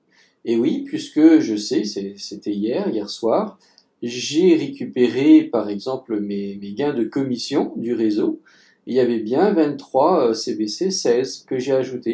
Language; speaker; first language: French; native; French